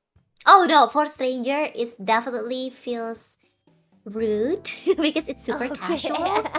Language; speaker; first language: English; non-native, fluent; Indonesian